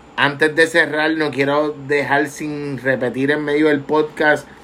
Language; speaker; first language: Spanish; native; Spanish